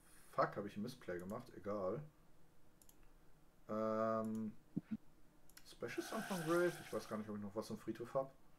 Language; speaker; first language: German; native; German